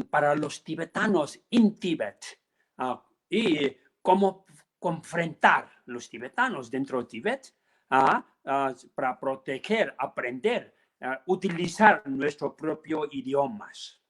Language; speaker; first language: Spanish; non-native, learner; Tibetan